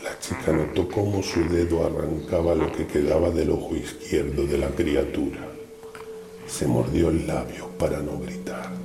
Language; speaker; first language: Spanish; native; Spanish